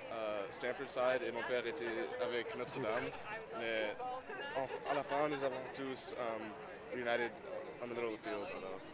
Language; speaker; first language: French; non-native, learner; English